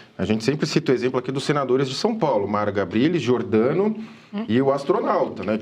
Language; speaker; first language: Portuguese; native; Portuguese